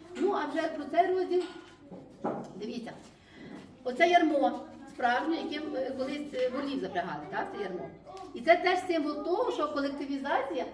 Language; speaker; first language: Ukrainian; native; Ukrainian